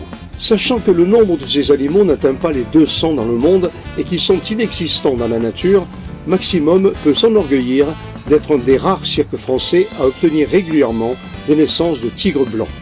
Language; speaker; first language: French; native; French